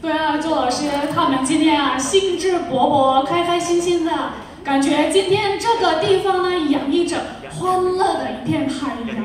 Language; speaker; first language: Chinese; non-native, fluent; Indonesian